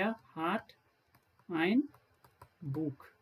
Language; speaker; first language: German; non-native, fluent; Hindi